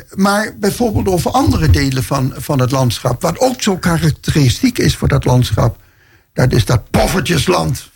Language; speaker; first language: Dutch; non-native, fluent; Danish